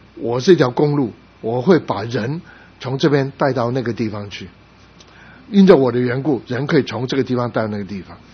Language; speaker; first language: Chinese; non-native, local second language; Cantonese